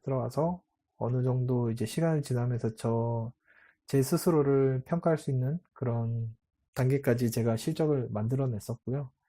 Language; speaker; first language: Korean; native; Korean